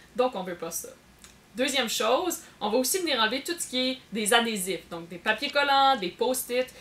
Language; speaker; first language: French; native; French